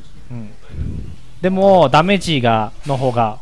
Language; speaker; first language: Japanese; non-native, learner; Chinese